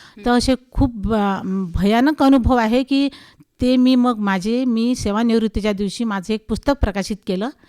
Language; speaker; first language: Marathi; non-native, local second language; Hindi